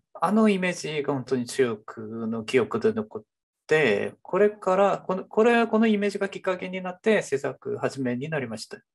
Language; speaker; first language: Japanese; non-native, fluent; Korean